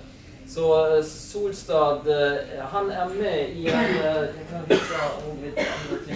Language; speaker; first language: Norwegian; non-native, fluent; German